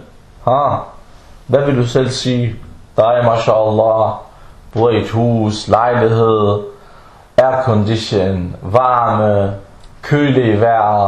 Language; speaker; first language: Danish; non-native, fluent; Arabic